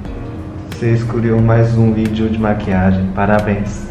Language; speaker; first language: Portuguese; non-native, fluent; Chinese